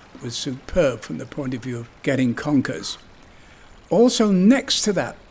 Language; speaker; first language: English; native; English